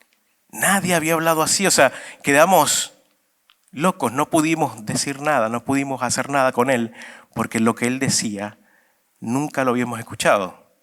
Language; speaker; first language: Spanish; native; Spanish